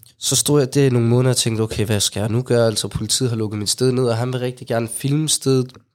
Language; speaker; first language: Danish; early bilingual, other home language; Somali